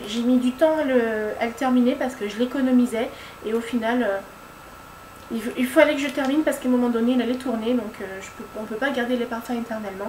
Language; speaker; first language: French; native; French